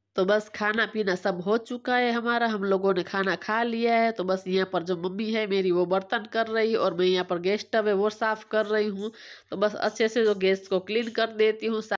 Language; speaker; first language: Hindi; non-native, local second language; Gujarati